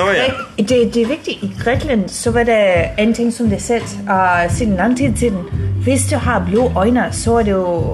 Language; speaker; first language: Danish; non-native, learner; English